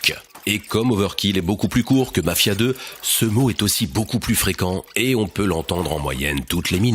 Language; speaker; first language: French; native; French